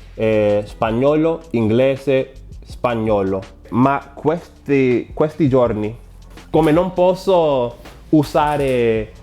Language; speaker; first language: Italian; non-native, learner; Spanish